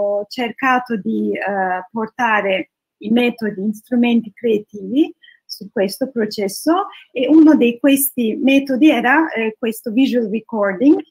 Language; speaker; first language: Italian; non-native, learner; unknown